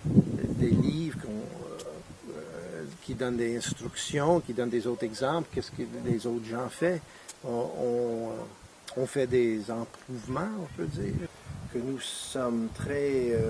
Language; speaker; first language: French; non-native, fluent; English